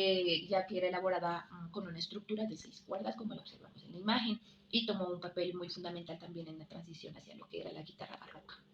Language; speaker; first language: Spanish; native; Spanish